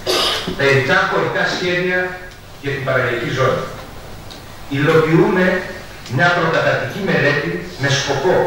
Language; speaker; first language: Greek; native; Greek